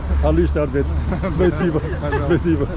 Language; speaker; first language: Russian; non-native, learner; English